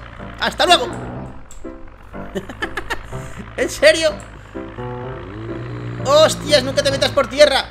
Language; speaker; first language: Spanish; native; Spanish